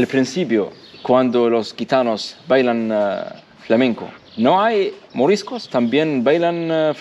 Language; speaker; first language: Spanish; non-native, learner; Arabic